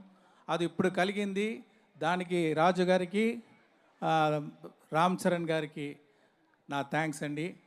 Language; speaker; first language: Telugu; non-native, learner; Tamil